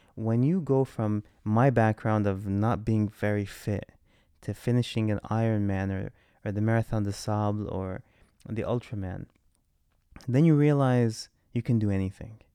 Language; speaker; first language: English; native; English